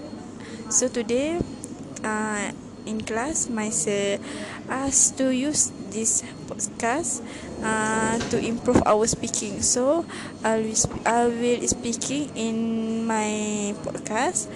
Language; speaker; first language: English; non-native, local second language; Malay